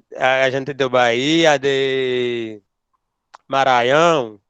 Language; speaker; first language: Portuguese; non-native, learner; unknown